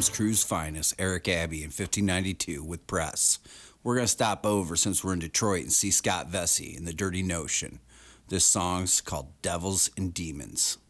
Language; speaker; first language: English; native; English